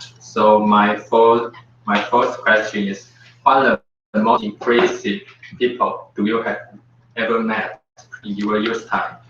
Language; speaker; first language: English; non-native, learner; Chinese